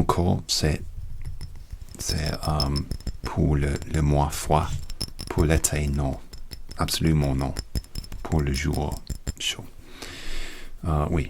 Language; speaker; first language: French; non-native, learner; English